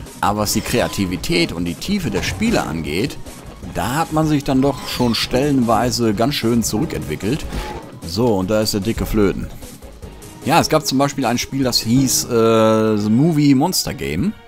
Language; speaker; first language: German; native; German